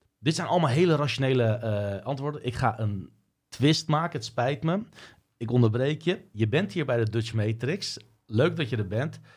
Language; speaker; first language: Dutch; early bilingual, other home language; Turkish